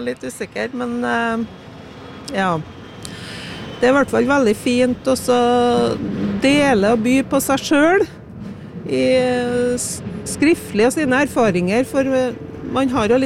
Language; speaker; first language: Norwegian; native; Norwegian